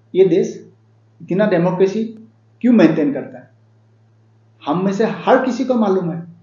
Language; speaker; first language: Hindi; non-native, local second language; Assamese